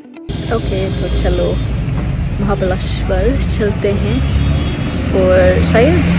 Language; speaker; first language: Hindi; non-native, learner; English